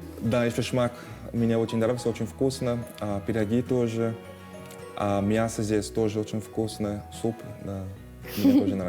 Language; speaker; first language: Russian; non-native, fluent; Portuguese